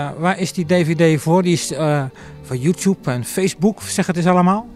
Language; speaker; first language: Dutch; native; Dutch